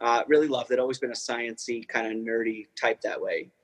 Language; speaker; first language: English; native; English